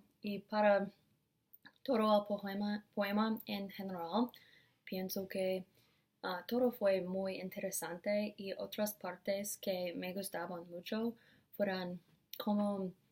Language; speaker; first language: Spanish; non-native, learner; English